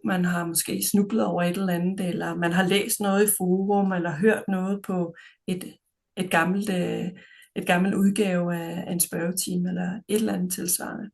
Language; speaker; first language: Danish; native; Danish